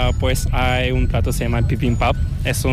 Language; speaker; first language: Spanish; non-native, learner; Korean